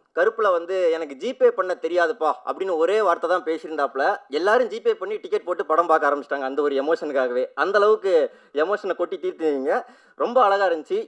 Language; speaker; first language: Tamil; native; Tamil